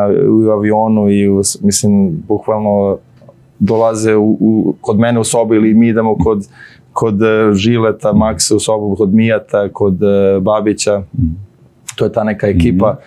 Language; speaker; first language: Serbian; early bilingual, heritage; Serbian